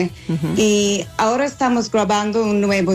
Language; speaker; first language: Spanish; non-native, learner; English